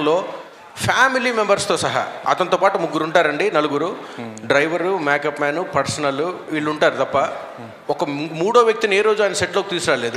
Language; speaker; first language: Telugu; native; Telugu